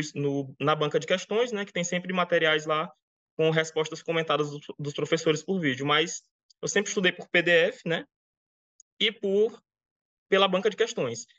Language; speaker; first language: Portuguese; native; Portuguese